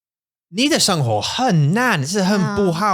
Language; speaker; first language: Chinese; non-native, fluent; English